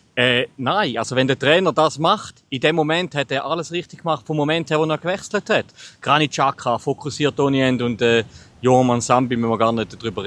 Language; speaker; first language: German; native; German